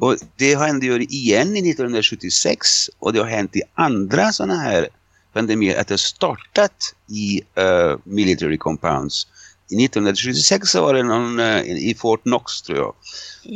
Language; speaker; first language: Swedish; non-native, fluent; Italian